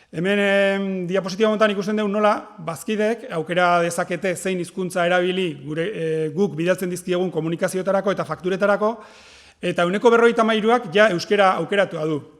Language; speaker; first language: Basque; native; Basque